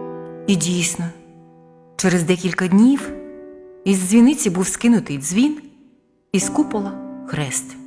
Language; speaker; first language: Ukrainian; native; Ukrainian